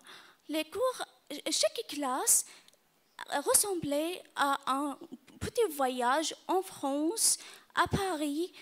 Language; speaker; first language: French; non-native, learner; Arabic